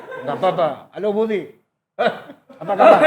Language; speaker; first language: Indonesian; non-native, fluent; Spanish